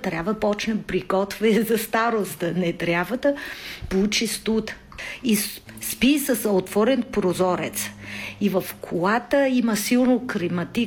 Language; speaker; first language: Bulgarian; non-native, learner; Chinese